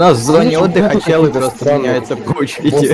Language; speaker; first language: Russian; native; Russian